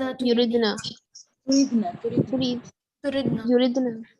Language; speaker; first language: Arabic; non-native, learner; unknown